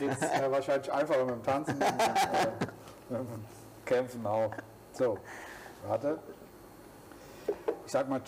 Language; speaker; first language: German; native; German